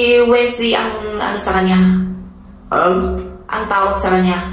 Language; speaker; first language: Filipino; non-native, learner; Chinese